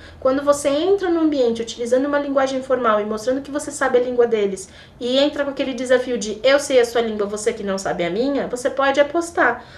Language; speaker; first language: Portuguese; native; Portuguese